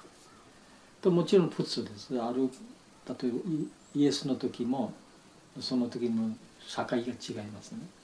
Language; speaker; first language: Japanese; non-native, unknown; Bangla